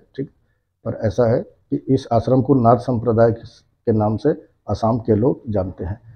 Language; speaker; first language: Hindi; non-native, local second language; Bangla